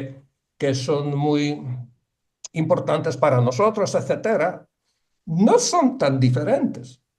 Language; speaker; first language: Spanish; non-native, fluent; Polish